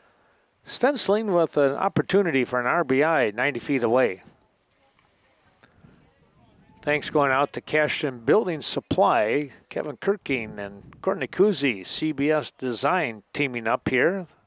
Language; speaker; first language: English; native; English